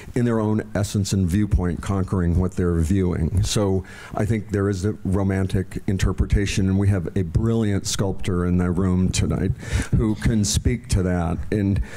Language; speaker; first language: English; native; English